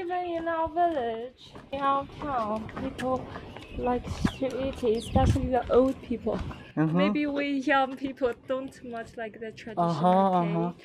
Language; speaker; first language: English; non-native, fluent; Chinese